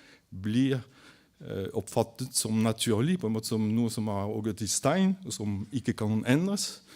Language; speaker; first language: Norwegian; non-native, fluent; French